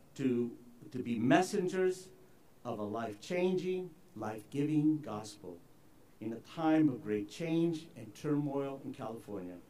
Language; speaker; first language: English; early bilingual, other home language; Spanish